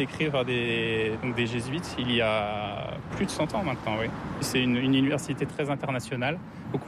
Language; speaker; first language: French; native; French